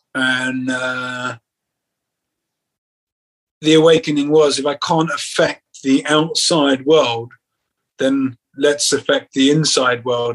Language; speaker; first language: English; native; English